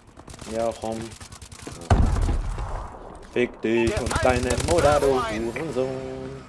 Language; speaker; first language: German; native; German